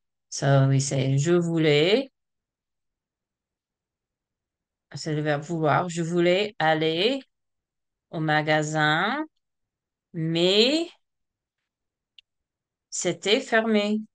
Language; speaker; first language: French; non-native, fluent; English